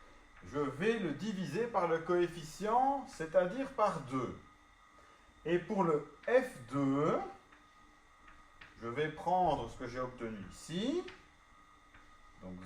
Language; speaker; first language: French; native; French